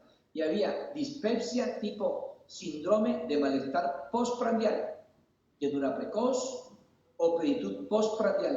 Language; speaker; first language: Spanish; native; Spanish